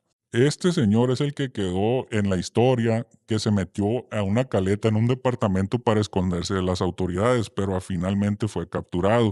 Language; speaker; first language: Spanish; native; Spanish